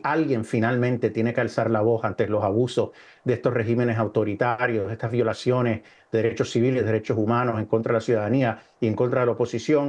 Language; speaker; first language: Spanish; native; Spanish